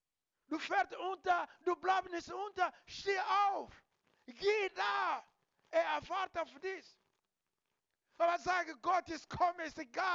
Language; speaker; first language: German; non-native, learner; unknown